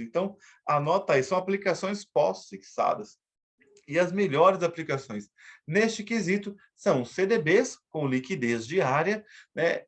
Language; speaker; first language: Portuguese; native; Portuguese